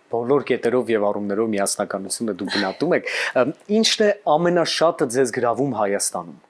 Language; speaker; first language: Armenian; native; Armenian